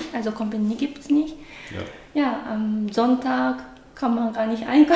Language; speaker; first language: German; non-native, learner; Japanese